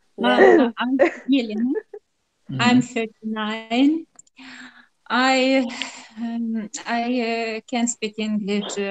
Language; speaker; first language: English; non-native, learner; Russian